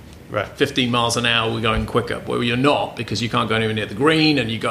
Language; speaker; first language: English; native; English